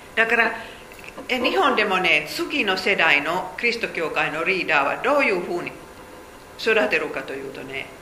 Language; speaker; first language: Japanese; non-native, fluent; Finnish